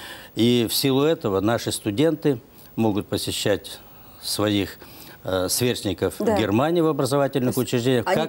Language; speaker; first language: Russian; native; Russian